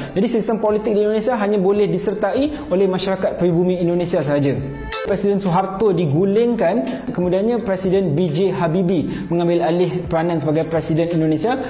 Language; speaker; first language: Malay; native; Malay